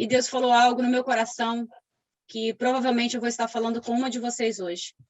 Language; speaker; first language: Portuguese; native; Portuguese